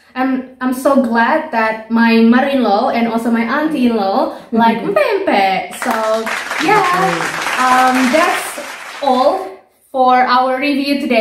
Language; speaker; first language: English; non-native, learner; Indonesian